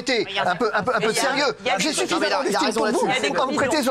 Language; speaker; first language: French; native; French